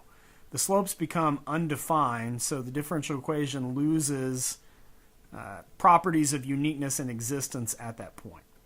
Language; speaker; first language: English; native; English